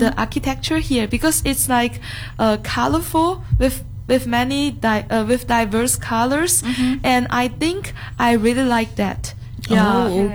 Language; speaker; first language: English; non-native, fluent; Chinese